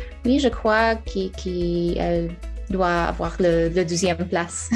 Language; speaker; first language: French; non-native, fluent; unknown